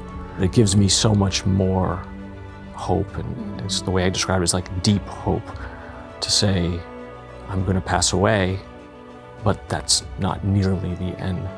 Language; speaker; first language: English; native; English